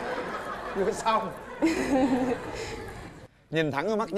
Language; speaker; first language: Vietnamese; native; Vietnamese